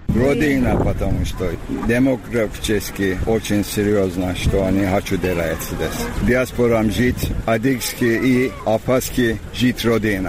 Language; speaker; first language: Russian; non-native, learner; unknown